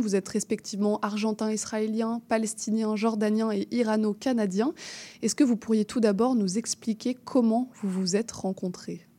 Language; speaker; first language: French; native; French